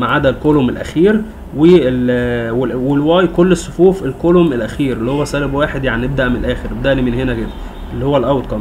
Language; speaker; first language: Arabic; native; Arabic